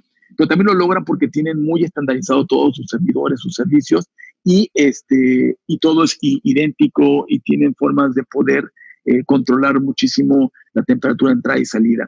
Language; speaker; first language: Spanish; native; Spanish